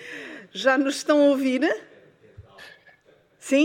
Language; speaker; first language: Spanish; non-native, fluent; Portuguese